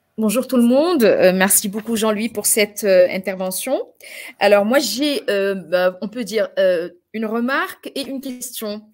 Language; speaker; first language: French; non-native, fluent; Arabic